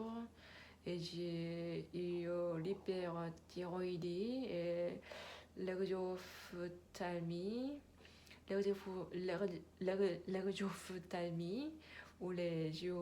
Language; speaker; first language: French; non-native, learner; Korean